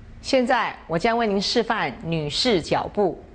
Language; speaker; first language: Chinese; native; Chinese